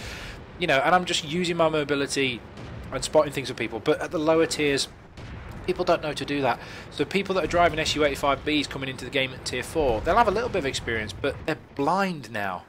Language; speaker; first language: English; native; English